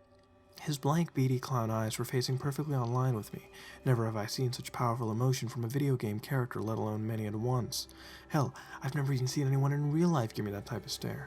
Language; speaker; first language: English; native; English